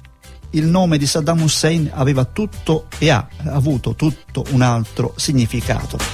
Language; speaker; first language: Italian; native; Italian